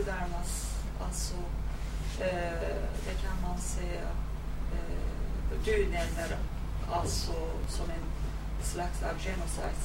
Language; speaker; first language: Swedish; non-native, fluent; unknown